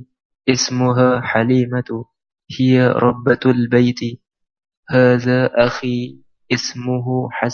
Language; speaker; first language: Arabic; non-native, learner; Indonesian